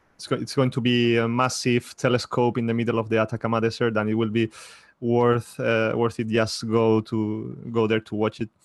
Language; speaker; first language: English; non-native, fluent; Spanish